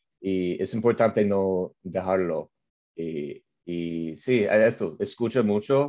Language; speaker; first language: Spanish; non-native, learner; English